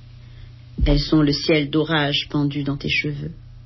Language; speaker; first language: French; native; French